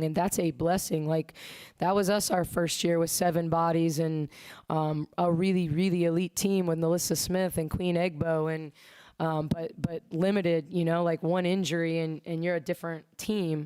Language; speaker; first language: English; native; English